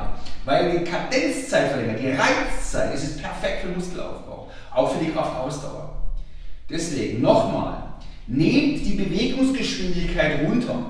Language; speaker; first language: German; native; German